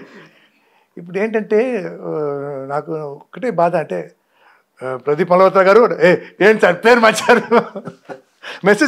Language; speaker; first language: Telugu; non-native, fluent; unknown